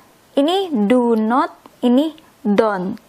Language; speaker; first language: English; non-native, fluent; Indonesian